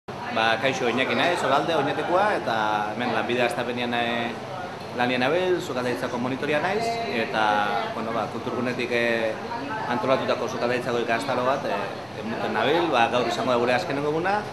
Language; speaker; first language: Basque; native; Basque